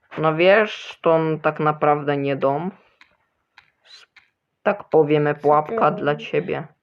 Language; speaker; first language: Polish; early bilingual, other home language; Ukrainian